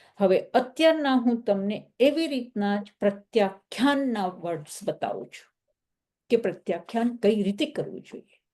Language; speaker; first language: Gujarati; early bilingual, heritage; Gujarati